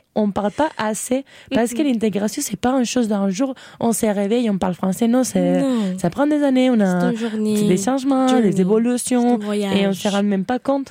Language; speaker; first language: French; non-native, fluent; Spanish